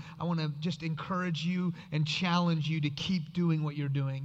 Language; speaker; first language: English; early bilingual, other home language; Persian